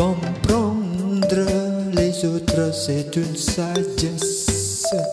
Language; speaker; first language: French; non-native, fluent; Indonesian